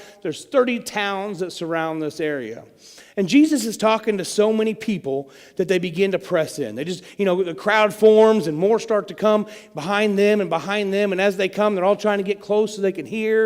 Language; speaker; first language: English; native; English